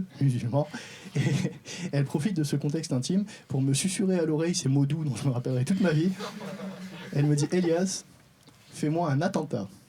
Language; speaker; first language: French; non-native, local second language; Arabic